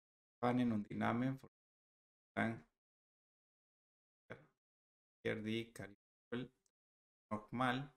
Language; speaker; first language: German; non-native, learner; Spanish